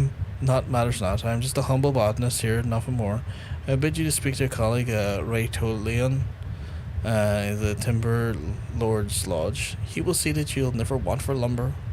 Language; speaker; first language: English; native; English